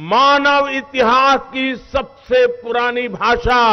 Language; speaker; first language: Hindi; non-native, local second language; Gujarati